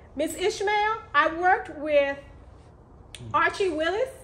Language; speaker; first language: English; native; English